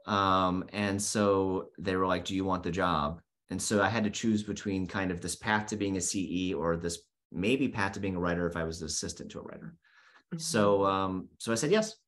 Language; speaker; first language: English; native; English